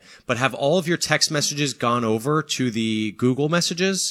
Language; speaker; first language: English; native; English